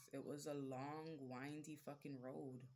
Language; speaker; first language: English; native; English